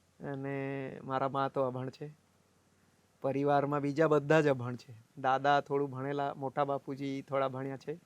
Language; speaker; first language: Gujarati; non-native, local second language; Bhili